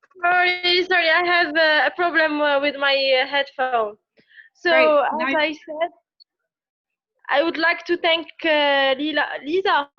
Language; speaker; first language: English; non-native, learner; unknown